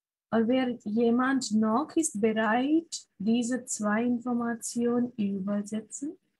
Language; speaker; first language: German; non-native, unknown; Hindi